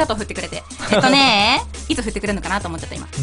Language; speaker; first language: Japanese; native; Japanese